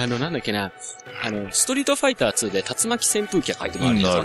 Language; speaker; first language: Japanese; native; Japanese